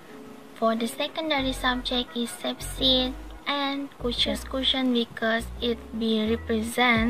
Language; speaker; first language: English; non-native, learner; Malay